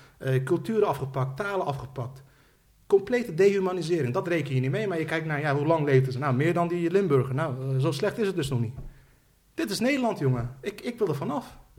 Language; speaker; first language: Dutch; early bilingual, other home language; Turkish